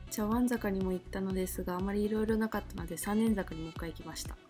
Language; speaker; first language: Japanese; early bilingual, heritage; Japanese